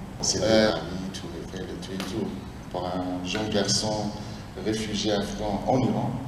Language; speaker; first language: French; non-native, fluent; Persian